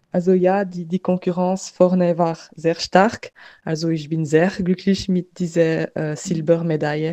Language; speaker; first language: German; non-native, local second language; French